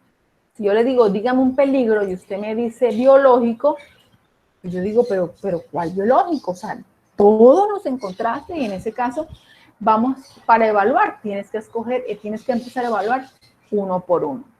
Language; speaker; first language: Spanish; native; Spanish